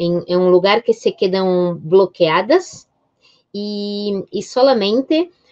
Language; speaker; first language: Spanish; non-native, fluent; Portuguese